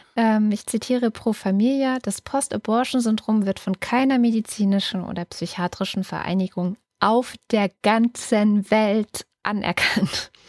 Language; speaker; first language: German; native; German